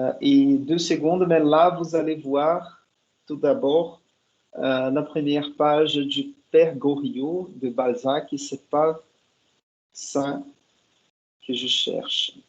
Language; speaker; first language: French; non-native, fluent; Portuguese